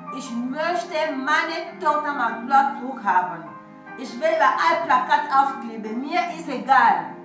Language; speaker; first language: German; non-native, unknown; French